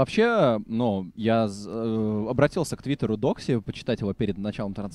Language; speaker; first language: Russian; native; Russian